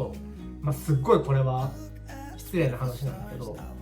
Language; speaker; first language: Japanese; native; Japanese